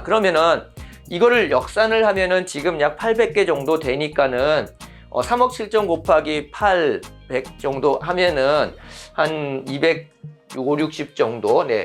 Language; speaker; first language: Korean; native; Korean